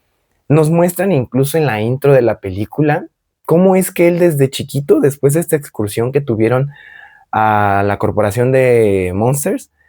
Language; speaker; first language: Spanish; native; Spanish